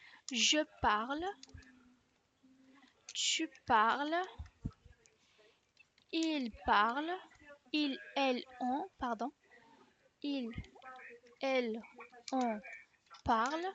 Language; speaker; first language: French; non-native, fluent; Spanish